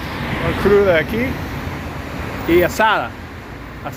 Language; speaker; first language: Spanish; non-native, learner; English